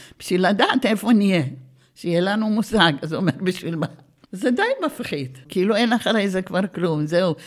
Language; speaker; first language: Hebrew; early bilingual, other home language; Bulgarian